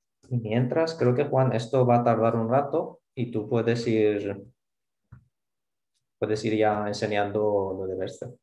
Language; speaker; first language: Spanish; non-native, fluent; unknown